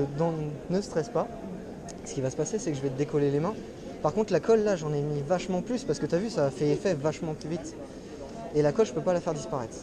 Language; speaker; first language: French; native; French